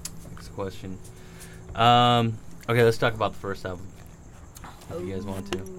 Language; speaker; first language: English; early bilingual, other home language; Spanish